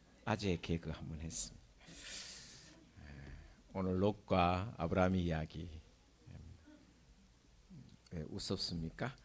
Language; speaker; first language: Korean; native; Korean